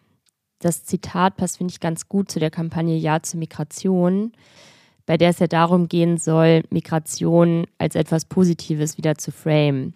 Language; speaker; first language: German; native; German